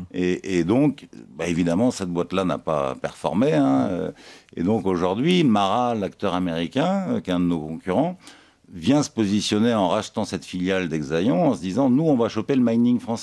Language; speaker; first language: French; native; French